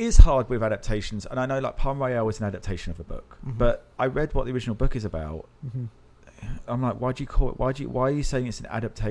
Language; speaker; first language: English; native; English